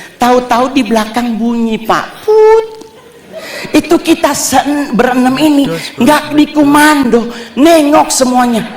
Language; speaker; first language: Indonesian; native; Indonesian